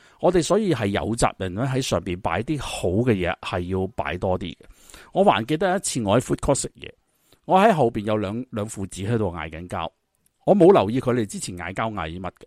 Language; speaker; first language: Cantonese; native; Cantonese